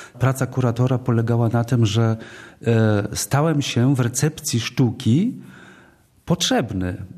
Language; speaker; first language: Polish; native; Polish